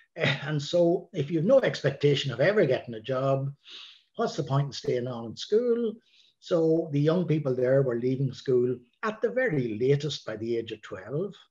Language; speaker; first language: English; native; English